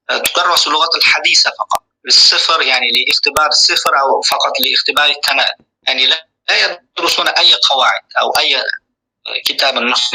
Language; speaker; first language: Arabic; non-native, fluent; Uzbek